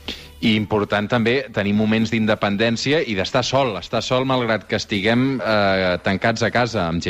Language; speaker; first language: Catalan; native; Catalan